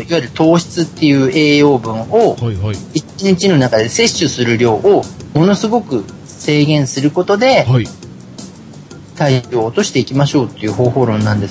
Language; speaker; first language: Japanese; native; Japanese